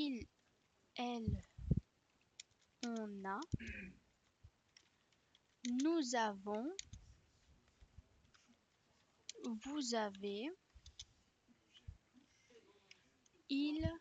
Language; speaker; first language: French; non-native, fluent; Spanish